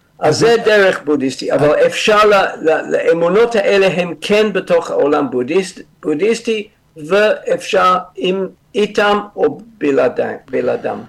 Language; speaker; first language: Hebrew; non-native, fluent; English